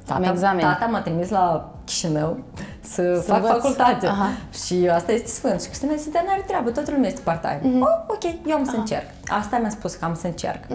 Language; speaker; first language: Romanian; native; Romanian